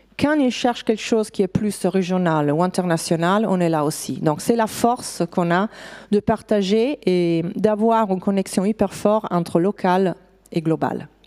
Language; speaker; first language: French; non-native, fluent; Italian